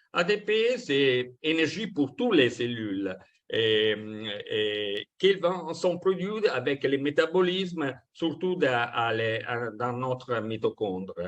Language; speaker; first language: French; non-native, fluent; Italian